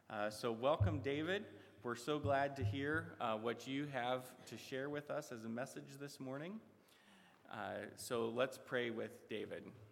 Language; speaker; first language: English; native; English